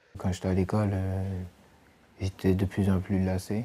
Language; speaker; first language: French; native; French